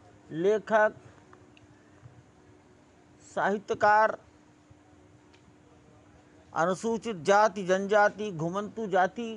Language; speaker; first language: Hindi; native; Hindi